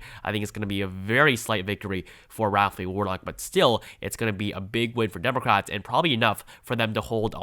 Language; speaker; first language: English; native; English